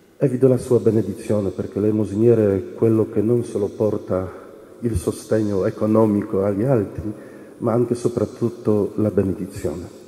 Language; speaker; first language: Italian; non-native, fluent; Polish